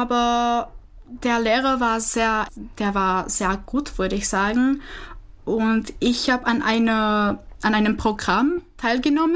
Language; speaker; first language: German; non-native, fluent; Czech